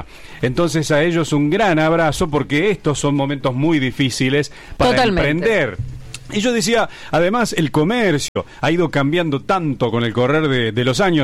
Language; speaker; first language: Spanish; native; Spanish